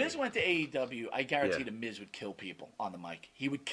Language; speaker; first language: English; native; English